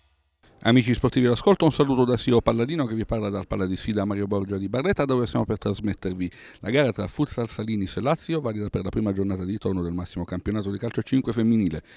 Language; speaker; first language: Italian; native; Italian